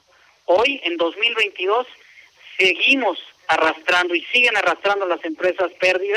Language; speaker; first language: Spanish; native; Spanish